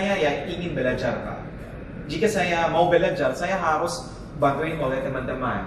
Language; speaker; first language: Indonesian; non-native, learner; Filipino